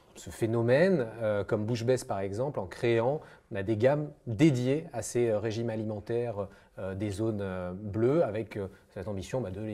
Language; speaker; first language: French; native; French